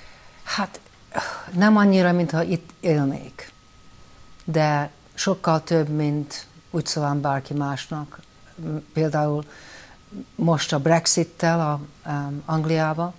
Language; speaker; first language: Hungarian; early bilingual, heritage; Hungarian